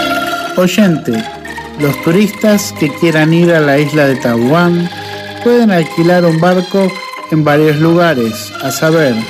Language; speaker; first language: Spanish; non-native, fluent; Indonesian